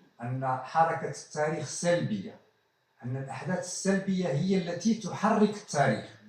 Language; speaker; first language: Arabic; native; Arabic